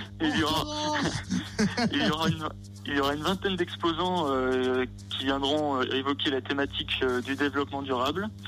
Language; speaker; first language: French; native; French